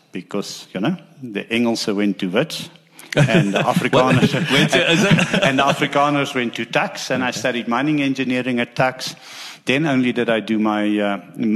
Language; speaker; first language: English; non-native, local second language; Afrikaans